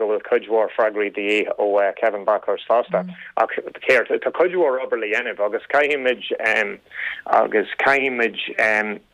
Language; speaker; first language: Irish; non-native, local second language; English